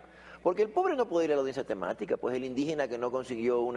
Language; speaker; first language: Spanish; native; Spanish